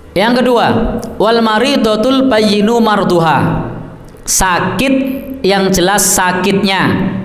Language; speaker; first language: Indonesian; non-native, local second language; Javanese